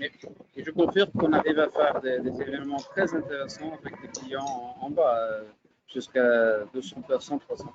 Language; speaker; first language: French; non-native, fluent; Portuguese